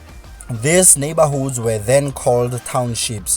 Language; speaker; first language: English; non-native, local second language; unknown